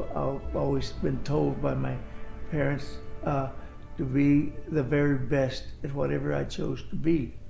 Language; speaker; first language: English; native; English